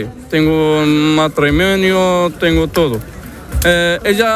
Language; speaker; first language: Spanish; non-native, learner; Arabic